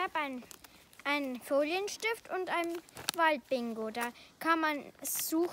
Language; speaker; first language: German; early bilingual, other home language; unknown